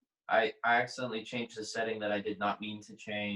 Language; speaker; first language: English; native; English